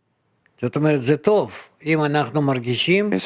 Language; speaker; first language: Hebrew; non-native, fluent; Russian